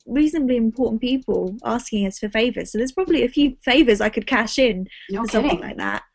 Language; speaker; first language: English; native; English